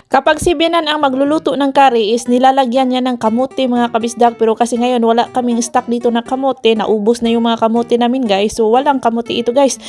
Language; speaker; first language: Filipino; non-native, local second language; Cebuano